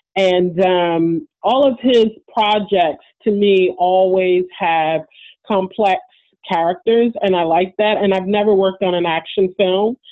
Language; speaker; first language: English; native; English